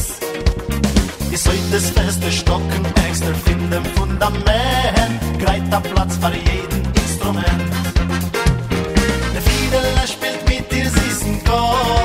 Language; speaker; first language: English; native; English